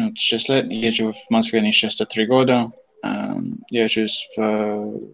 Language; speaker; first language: Russian; non-native, learner; English